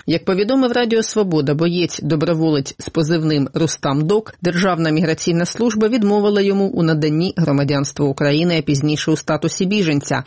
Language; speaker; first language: Ukrainian; native; Ukrainian